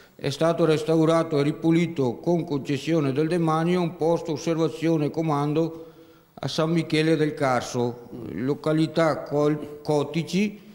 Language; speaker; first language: Italian; native; Italian